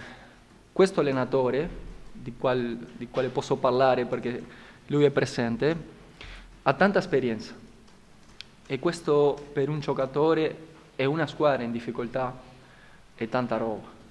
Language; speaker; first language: Italian; non-native, fluent; Spanish